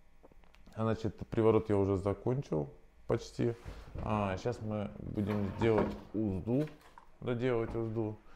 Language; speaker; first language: Russian; native; Russian